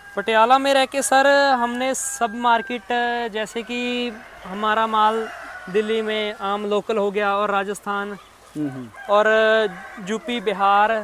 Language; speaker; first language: Hindi; native; Hindi